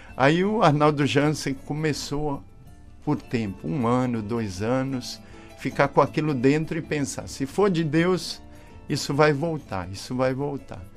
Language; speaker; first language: Portuguese; native; Portuguese